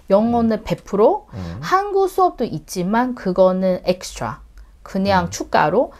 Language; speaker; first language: Korean; non-native, learner; Chinese